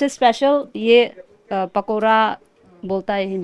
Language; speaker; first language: Hindi; non-native, local second language; Manipuri